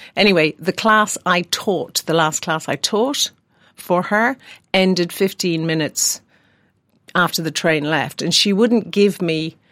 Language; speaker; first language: English; native; English